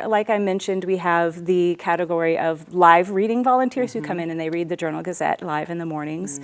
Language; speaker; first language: English; native; English